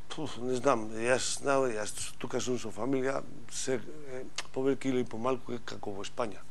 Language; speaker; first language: Macedonian; non-native, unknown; Spanish